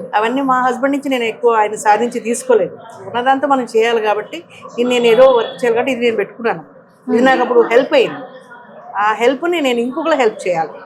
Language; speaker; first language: Telugu; native; Telugu